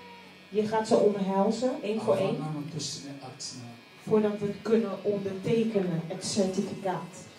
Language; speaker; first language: Dutch; non-native, fluent; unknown